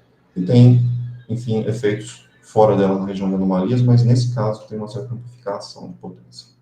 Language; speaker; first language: Portuguese; native; Portuguese